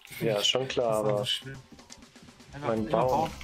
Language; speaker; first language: German; native; German